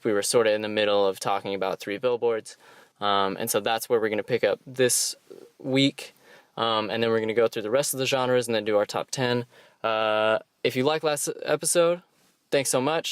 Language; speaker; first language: English; native; English